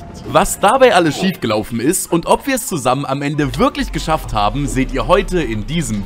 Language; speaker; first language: German; native; German